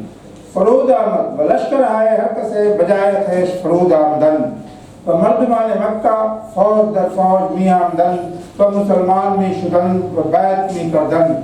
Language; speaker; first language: Persian; non-native, fluent; Urdu